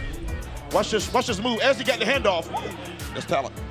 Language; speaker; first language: English; native; English